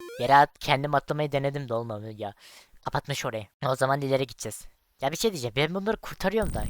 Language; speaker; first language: Turkish; native; Turkish